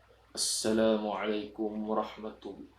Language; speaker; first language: Arabic; non-native, fluent; Malay